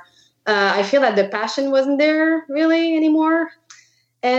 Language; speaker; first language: English; non-native, fluent; French